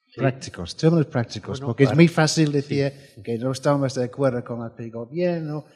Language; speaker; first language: Spanish; non-native, fluent; English